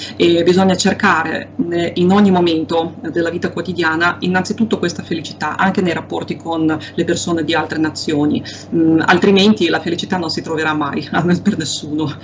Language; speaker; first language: Italian; non-native, fluent; Russian